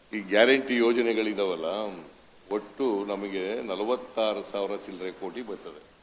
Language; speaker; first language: Kannada; native; Kannada